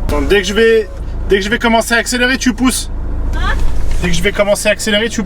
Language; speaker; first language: French; native; French